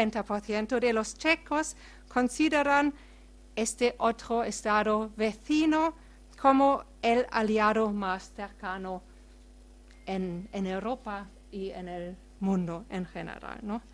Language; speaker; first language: Spanish; non-native, fluent; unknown